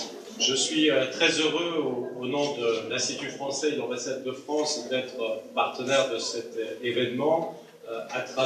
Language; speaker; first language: French; native; French